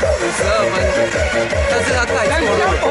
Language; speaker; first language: Chinese; native; Chinese